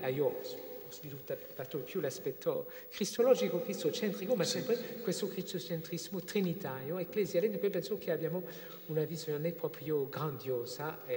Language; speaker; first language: Italian; non-native, fluent; French